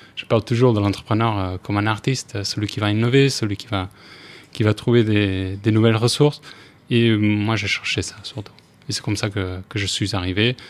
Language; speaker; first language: French; non-native, fluent; Spanish